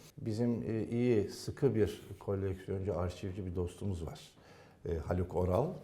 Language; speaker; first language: Turkish; native; Turkish